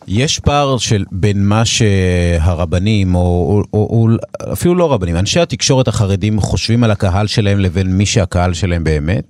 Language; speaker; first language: Hebrew; native; Hebrew